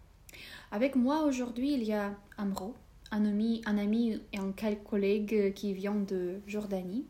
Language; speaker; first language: French; non-native, fluent; Russian